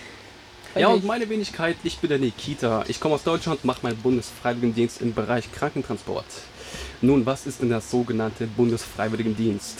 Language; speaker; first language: German; native; German